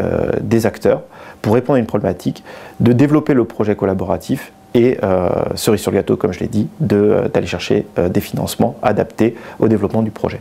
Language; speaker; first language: French; native; French